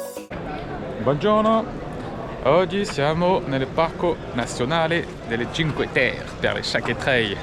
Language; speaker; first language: Italian; non-native, learner; French